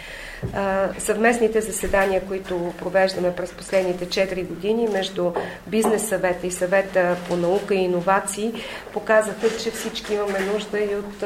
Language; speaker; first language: Bulgarian; native; Bulgarian